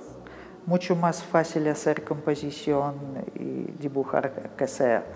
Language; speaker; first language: Spanish; non-native, fluent; Russian